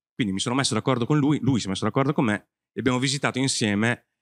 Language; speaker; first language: Italian; native; Italian